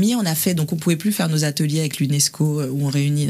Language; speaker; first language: French; native; French